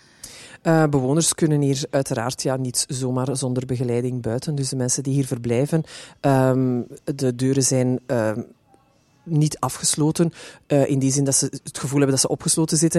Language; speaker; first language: Dutch; native; Dutch